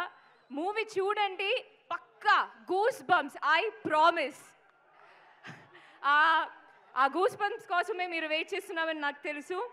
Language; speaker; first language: Telugu; non-native, learner; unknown